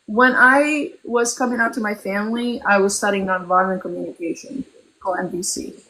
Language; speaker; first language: English; early bilingual, other home language; Albanian